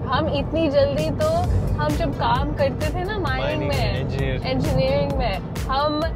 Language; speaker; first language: Hindi; early bilingual, heritage; Hindi